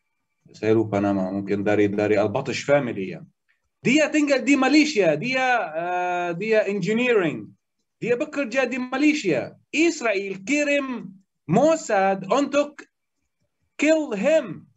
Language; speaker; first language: Indonesian; non-native, learner; Arabic